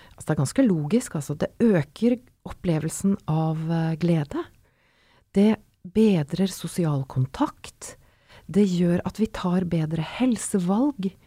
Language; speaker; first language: Norwegian; native; Norwegian